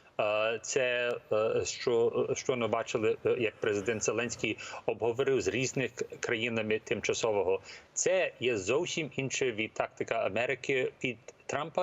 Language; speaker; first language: Ukrainian; early bilingual, heritage; English